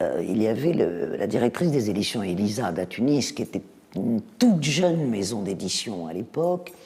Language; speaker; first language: French; native; French